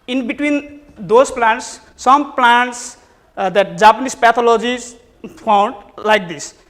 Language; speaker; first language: English; non-native, local second language; Nepali